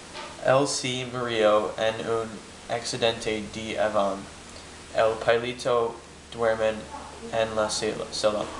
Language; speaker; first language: Spanish; non-native, learner; English